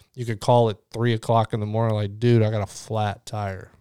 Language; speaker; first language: English; native; English